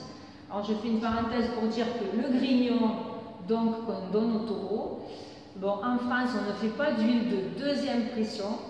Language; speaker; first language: French; native; French